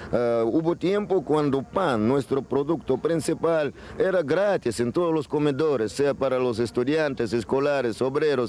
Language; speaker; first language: Spanish; non-native, fluent; Russian